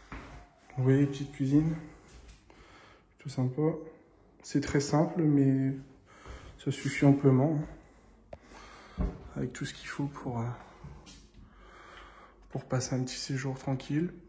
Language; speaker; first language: French; native; French